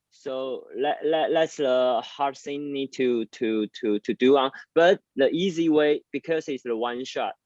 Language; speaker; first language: English; non-native, learner; Chinese